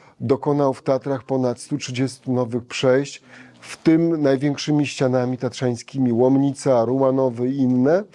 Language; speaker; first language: Polish; native; Polish